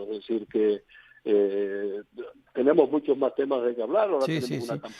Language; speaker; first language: Spanish; native; Spanish